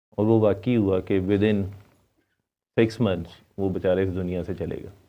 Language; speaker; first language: Urdu; non-native, local second language; Punjabi